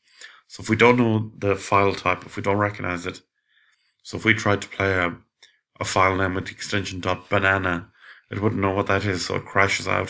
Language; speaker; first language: English; native; English